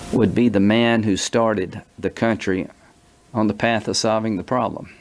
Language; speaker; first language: English; native; English